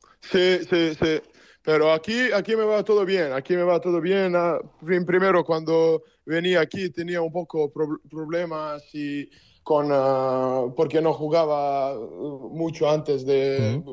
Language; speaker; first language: Spanish; non-native, learner; Serbian